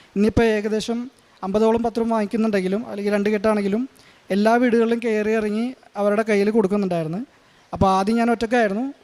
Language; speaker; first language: Malayalam; native; Malayalam